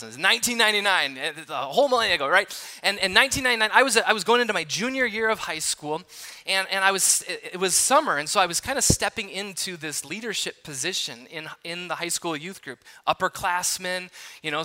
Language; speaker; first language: English; native; English